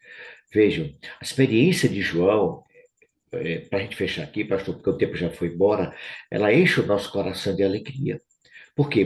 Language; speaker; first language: Portuguese; native; Portuguese